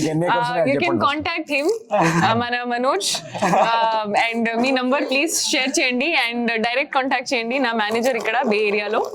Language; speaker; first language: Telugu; non-native, fluent; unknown